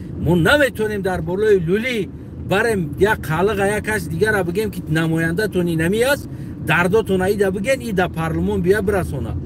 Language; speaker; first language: Tajik; non-native, local second language; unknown